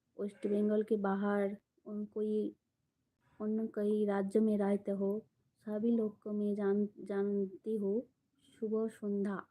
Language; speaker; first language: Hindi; non-native, local second language; Bangla